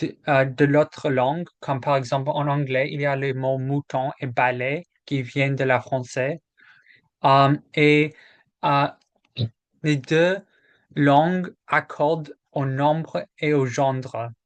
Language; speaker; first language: French; non-native, learner; English